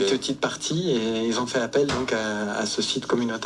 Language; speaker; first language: French; native; French